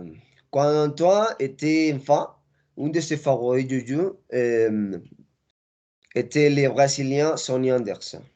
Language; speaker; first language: French; non-native, learner; Spanish